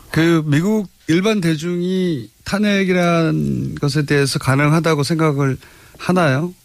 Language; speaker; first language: Korean; native; Korean